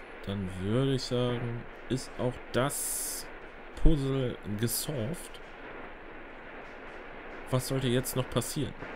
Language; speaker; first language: German; native; German